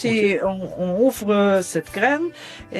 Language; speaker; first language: French; non-native, fluent; German